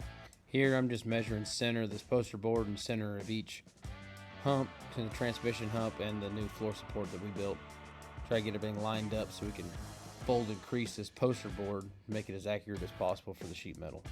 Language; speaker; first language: English; native; English